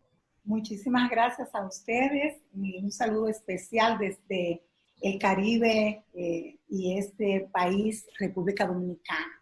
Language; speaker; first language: Spanish; native; Spanish